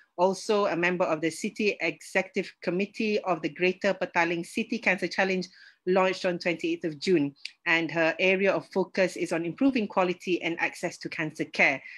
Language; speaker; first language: English; non-native, local second language; Malay